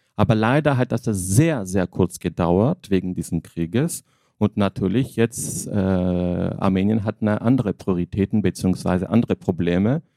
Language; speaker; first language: German; non-native, fluent; Armenian